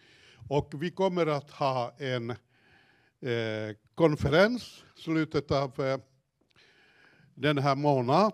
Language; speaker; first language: Swedish; non-native, fluent; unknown